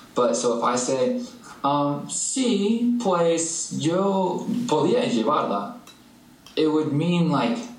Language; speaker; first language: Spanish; non-native, fluent; English